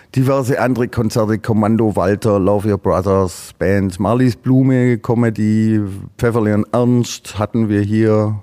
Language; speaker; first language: German; native; German